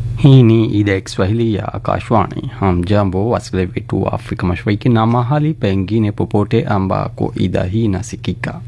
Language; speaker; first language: Swahili; non-native, fluent; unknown